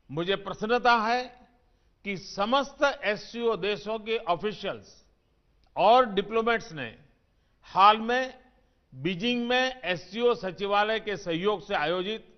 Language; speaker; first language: Hindi; non-native, local second language; Gujarati